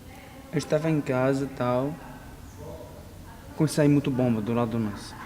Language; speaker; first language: Portuguese; non-native, learner; Arabic